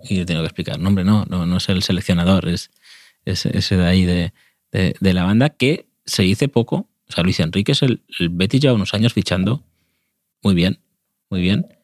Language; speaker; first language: Spanish; native; Spanish